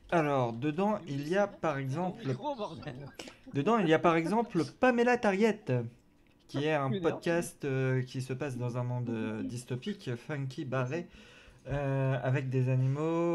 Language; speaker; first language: French; native; French